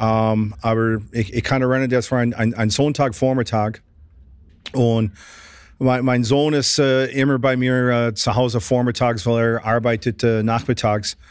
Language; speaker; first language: German; non-native, fluent; English